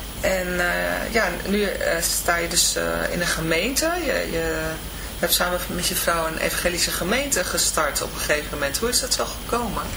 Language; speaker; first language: Dutch; native; Dutch